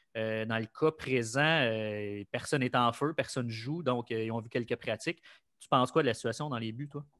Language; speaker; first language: French; native; French